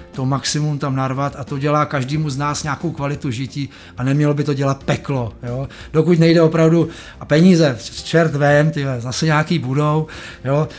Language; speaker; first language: Czech; native; Czech